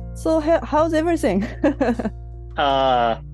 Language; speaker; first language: English; non-native, learner; Japanese